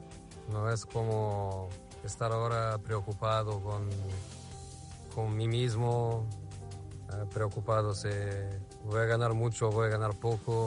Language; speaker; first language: Spanish; non-native, fluent; Portuguese